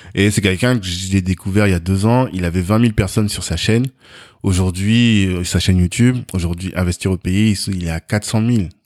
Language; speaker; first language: French; native; French